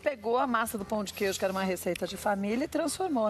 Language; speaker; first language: Portuguese; native; Portuguese